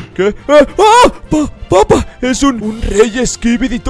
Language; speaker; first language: Spanish; native; Spanish